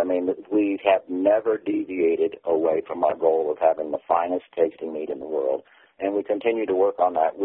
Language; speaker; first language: English; native; English